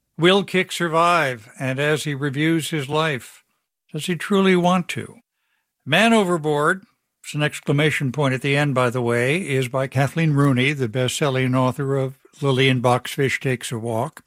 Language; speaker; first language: English; native; English